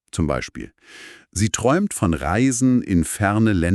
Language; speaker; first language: German; native; German